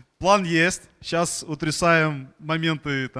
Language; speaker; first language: Russian; native; Russian